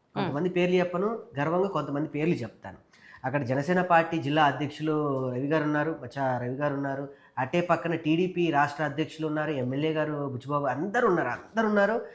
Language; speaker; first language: Telugu; native; Telugu